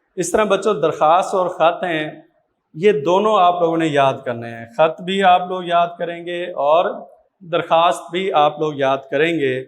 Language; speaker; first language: Urdu; non-native, local second language; Saraiki